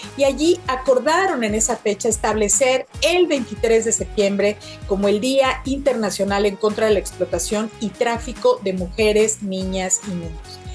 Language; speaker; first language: Spanish; native; Spanish